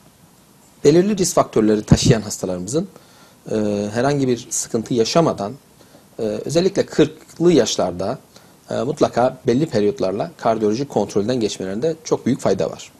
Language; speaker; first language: Turkish; native; Turkish